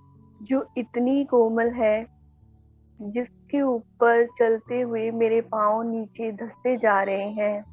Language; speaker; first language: Hindi; native; Hindi